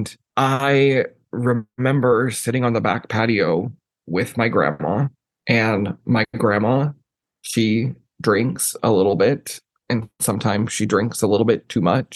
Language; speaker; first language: English; native; English